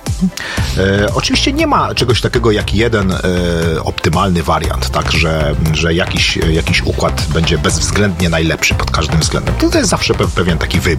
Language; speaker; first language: Polish; native; Polish